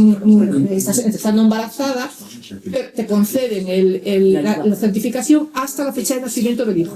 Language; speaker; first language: Spanish; native; Spanish